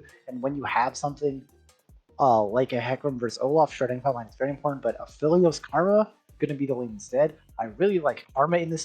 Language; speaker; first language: English; native; English